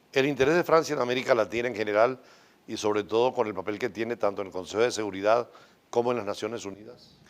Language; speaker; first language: Spanish; native; Spanish